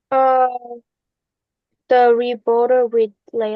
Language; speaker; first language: English; non-native, learner; Korean